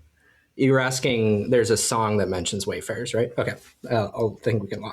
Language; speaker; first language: English; native; English